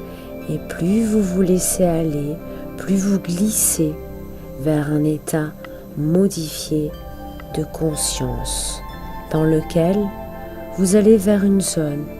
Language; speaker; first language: French; native; French